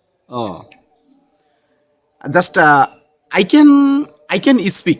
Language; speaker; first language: English; non-native, learner; Bangla